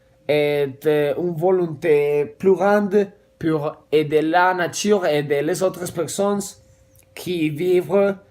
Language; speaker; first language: French; non-native, learner; Spanish